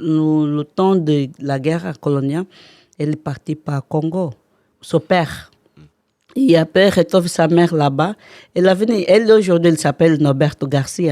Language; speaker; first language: French; non-native, learner; Portuguese